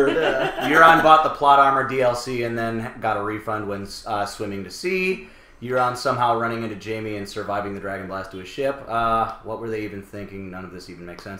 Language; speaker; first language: English; native; English